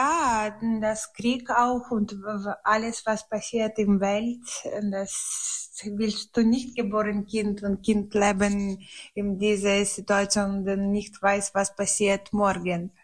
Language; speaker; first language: German; non-native, learner; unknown